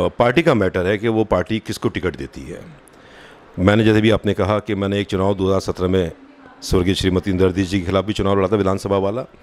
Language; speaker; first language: Hindi; native; Hindi